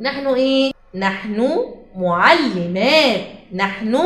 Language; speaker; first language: Arabic; native; Arabic